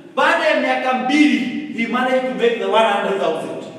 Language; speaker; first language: English; non-native, local second language; Swahili